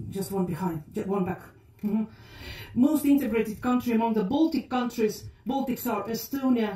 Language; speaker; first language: English; non-native, fluent; Estonian